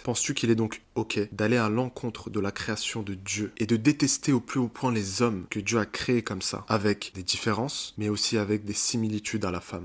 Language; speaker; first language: French; native; French